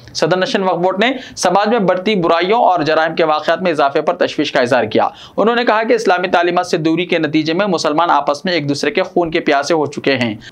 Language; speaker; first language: Urdu; native; Urdu